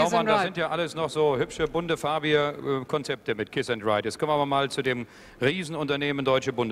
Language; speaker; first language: German; native; German